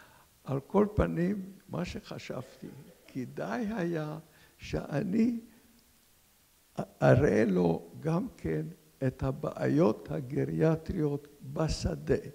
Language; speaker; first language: Hebrew; non-native, fluent; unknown